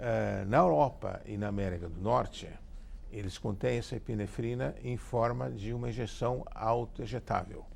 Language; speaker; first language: Portuguese; native; Portuguese